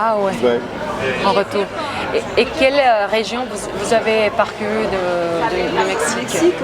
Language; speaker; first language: French; non-native, fluent; Spanish